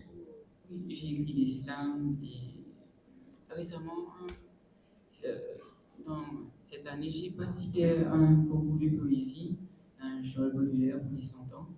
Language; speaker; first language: French; non-native, local second language; Morisyen